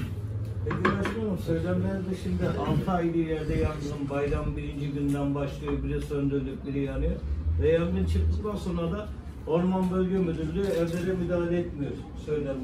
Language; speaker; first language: Turkish; native; Turkish